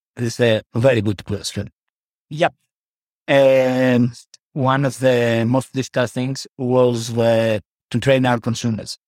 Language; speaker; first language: English; non-native, learner; Greek